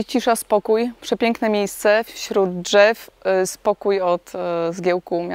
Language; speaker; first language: Polish; native; Polish